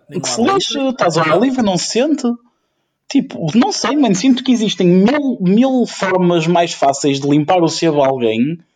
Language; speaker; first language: Portuguese; non-native, fluent; Ukrainian